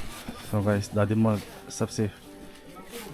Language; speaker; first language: Hindi; non-native, fluent; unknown